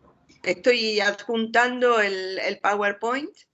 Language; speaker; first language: Spanish; native; Spanish